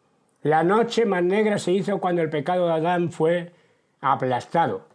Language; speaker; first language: Spanish; native; Spanish